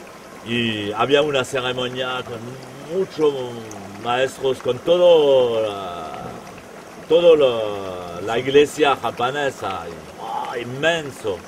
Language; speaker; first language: Spanish; non-native, fluent; French